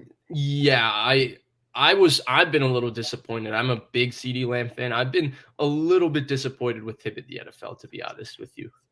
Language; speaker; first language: English; native; English